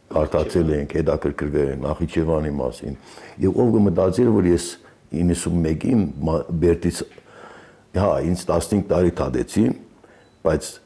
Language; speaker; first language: Armenian; early bilingual, heritage; Armenian